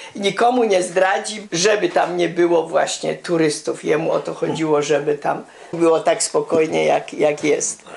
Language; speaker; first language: Polish; native; Polish